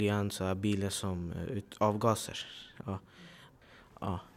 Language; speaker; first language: Swedish; early bilingual, other home language; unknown